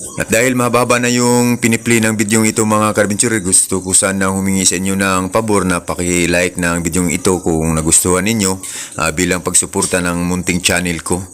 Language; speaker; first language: Filipino; non-native, local second language; Cebuano